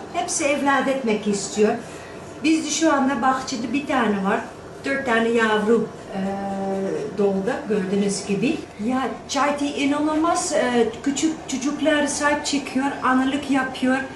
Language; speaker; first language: Turkish; non-native, fluent; Dutch